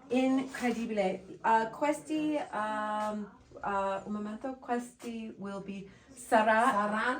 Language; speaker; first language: Italian; non-native, learner; English